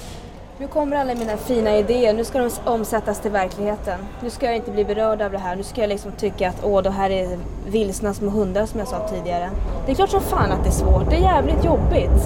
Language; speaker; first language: Swedish; native; Swedish